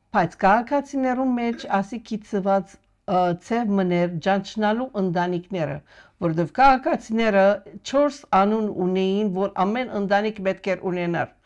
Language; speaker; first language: Armenian; non-native, local second language; Arabic